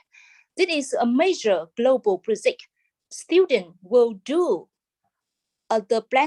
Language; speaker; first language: English; non-native, fluent; Vietnamese